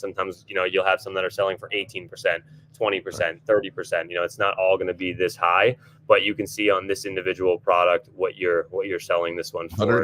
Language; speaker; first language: English; native; English